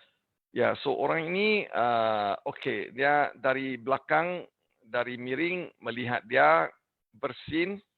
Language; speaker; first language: Indonesian; non-native, learner; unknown